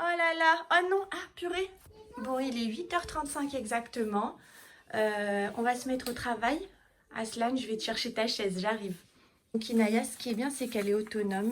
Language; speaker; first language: French; native; French